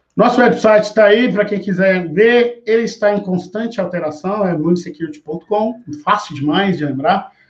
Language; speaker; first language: Portuguese; native; Portuguese